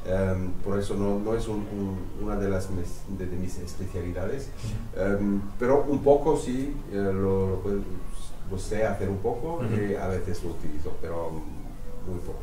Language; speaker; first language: Spanish; non-native, fluent; French